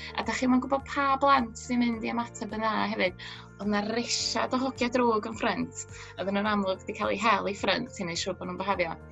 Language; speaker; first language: Welsh; native; Welsh